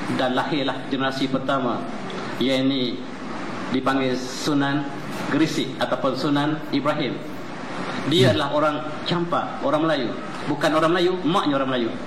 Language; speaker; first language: Malay; native; Malay